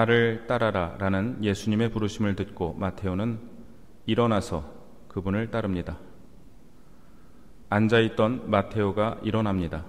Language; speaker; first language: Korean; native; Korean